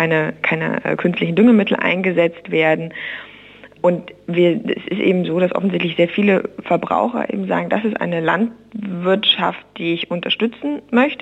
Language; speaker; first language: German; native; German